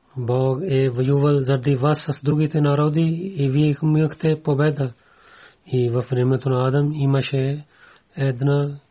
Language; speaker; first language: Bulgarian; non-native, learner; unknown